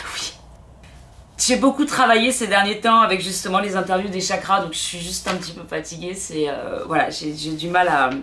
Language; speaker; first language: French; native; French